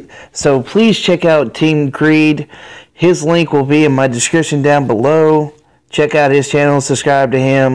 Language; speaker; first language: English; native; English